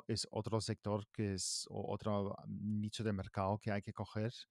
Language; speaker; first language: Spanish; non-native, fluent; German